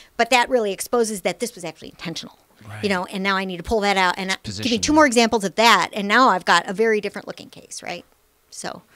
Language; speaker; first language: English; native; English